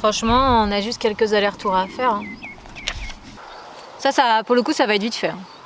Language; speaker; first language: French; native; French